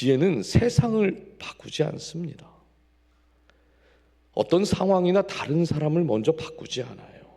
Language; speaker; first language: Korean; native; Korean